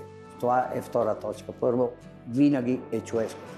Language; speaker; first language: Bulgarian; non-native, learner; Italian